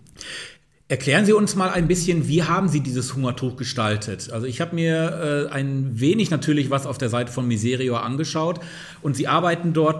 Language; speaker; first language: German; native; German